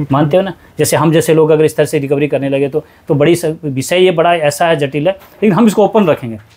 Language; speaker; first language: Hindi; native; Hindi